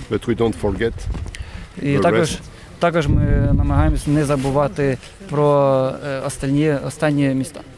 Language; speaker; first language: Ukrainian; non-native, fluent; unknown